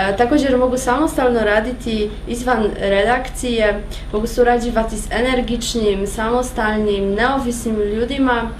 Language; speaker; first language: Bosnian; non-native, fluent; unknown